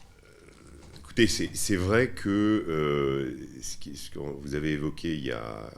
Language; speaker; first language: French; native; French